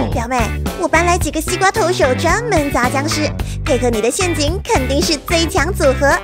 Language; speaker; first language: Chinese; native; Chinese